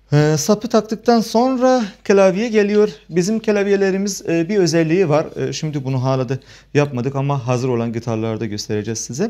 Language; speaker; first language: Turkish; non-native, fluent; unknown